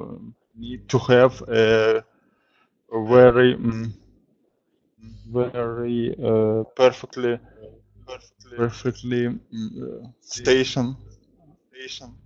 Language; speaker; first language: English; non-native, learner; Russian